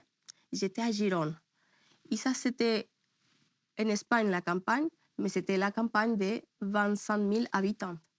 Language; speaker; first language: French; non-native, learner; Spanish